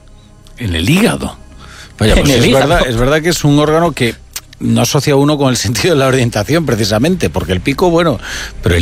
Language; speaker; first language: Spanish; native; Spanish